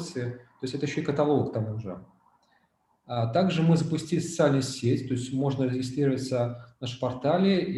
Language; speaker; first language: Russian; native; Russian